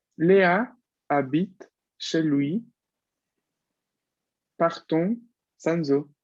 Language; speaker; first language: French; non-native, fluent; Spanish